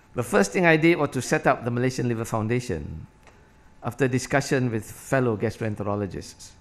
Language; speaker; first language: English; non-native, local second language; Malay